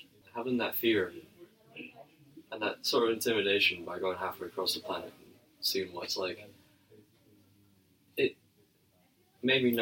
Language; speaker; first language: English; native; English